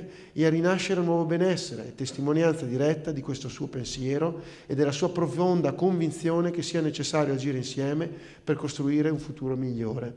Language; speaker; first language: Italian; native; Italian